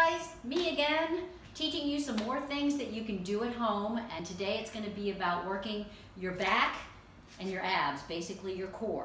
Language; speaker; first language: English; native; English